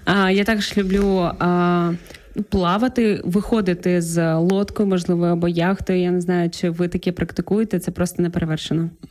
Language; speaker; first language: Ukrainian; native; Ukrainian